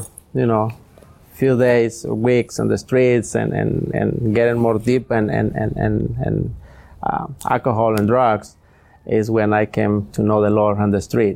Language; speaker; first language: English; non-native, learner; Spanish